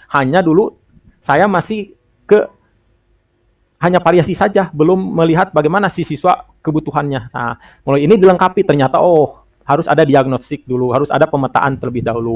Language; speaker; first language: Indonesian; non-native, local second language; Sundanese